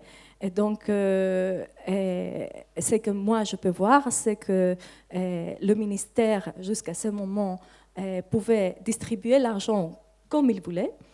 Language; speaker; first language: French; non-native, fluent; Greek